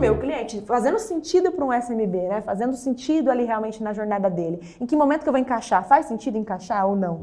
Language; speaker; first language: Portuguese; native; Portuguese